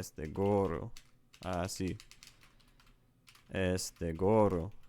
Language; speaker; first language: Spanish; non-native, learner; English